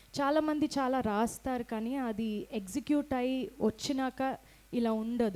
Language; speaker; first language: Telugu; non-native, fluent; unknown